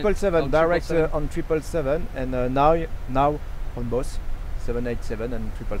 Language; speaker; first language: English; non-native, learner; French